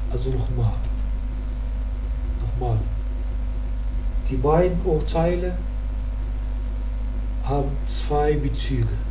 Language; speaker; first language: German; non-native, learner; Arabic